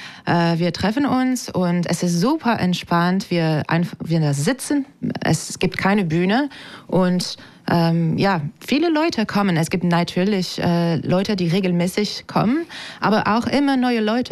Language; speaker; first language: German; non-native, learner; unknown